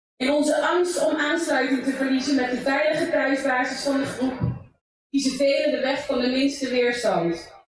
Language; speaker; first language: Dutch; early bilingual, other home language; English